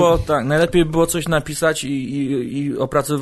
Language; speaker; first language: Polish; native; Polish